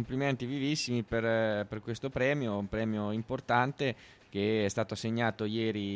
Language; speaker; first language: Italian; native; Italian